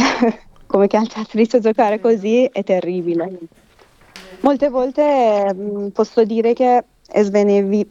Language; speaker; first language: Italian; non-native, fluent; Persian